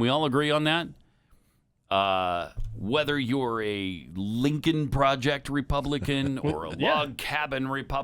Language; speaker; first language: English; native; English